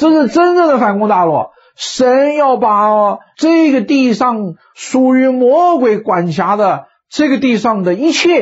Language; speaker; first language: Chinese; native; Chinese